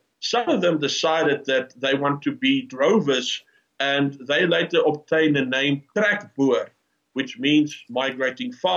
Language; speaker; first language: English; non-native, local second language; Afrikaans